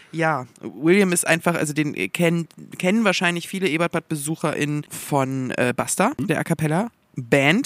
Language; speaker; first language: German; native; German